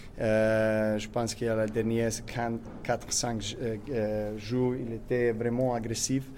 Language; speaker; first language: French; non-native, learner; Serbian